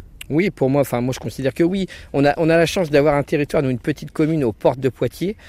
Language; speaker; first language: French; native; French